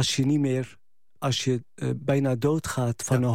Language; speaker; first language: Dutch; non-native, fluent; Arabic